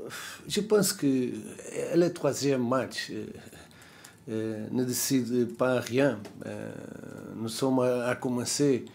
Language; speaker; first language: French; non-native, learner; Portuguese